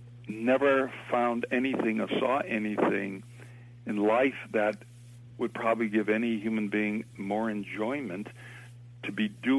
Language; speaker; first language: English; native; English